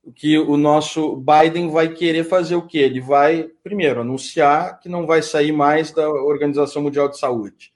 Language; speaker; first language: Portuguese; native; Portuguese